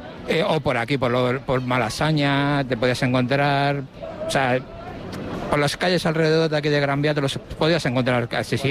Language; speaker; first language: Spanish; native; Spanish